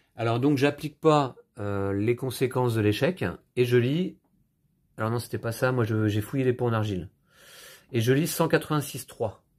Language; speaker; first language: French; native; French